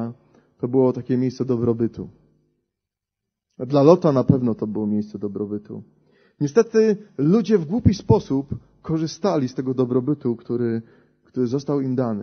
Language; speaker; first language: Polish; native; Polish